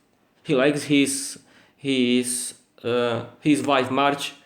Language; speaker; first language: English; non-native, learner; Slovak